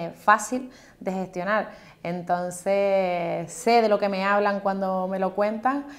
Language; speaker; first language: Spanish; native; Spanish